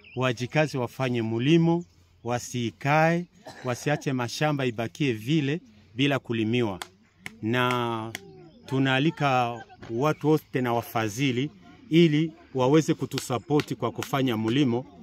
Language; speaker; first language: Swahili; native; Swahili